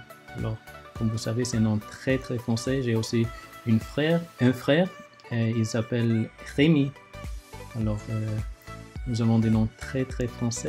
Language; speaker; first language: French; early bilingual, other home language; Chinese